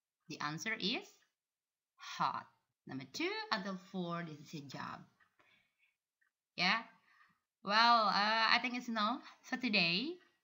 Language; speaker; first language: English; non-native, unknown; Indonesian